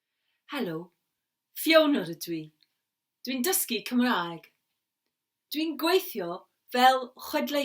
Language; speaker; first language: Welsh; non-native, learner; English